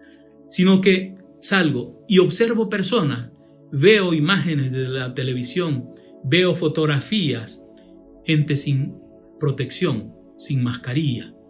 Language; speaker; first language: Spanish; native; Spanish